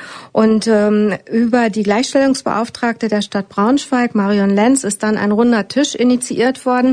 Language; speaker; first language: German; native; German